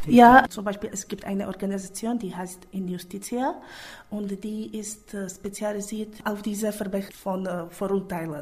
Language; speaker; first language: German; non-native, fluent; Czech